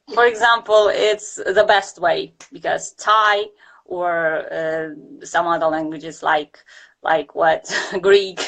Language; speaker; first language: English; non-native, fluent; Russian